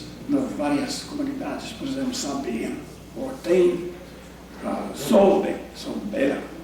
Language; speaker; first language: Portuguese; non-native, fluent; English